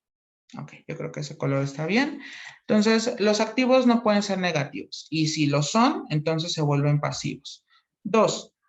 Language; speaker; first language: Spanish; native; Spanish